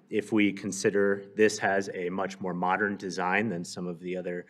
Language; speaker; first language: English; native; English